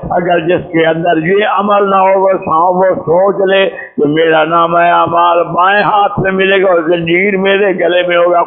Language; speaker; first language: Urdu; non-native, local second language; Punjabi